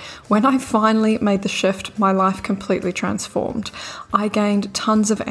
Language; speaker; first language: English; native; English